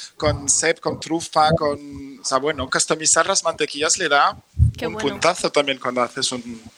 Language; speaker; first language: Spanish; non-native, fluent; French